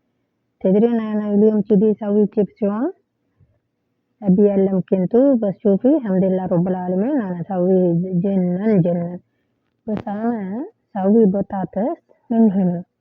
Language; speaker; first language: Arabic; non-native, learner; Sinhala